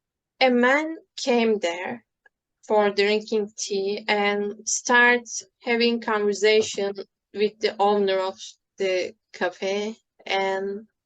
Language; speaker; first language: English; non-native, fluent; Turkish